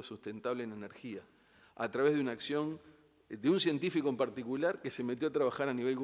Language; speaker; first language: Spanish; native; Spanish